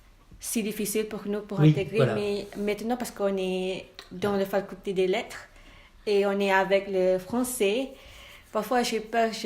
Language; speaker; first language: French; non-native, learner; Malay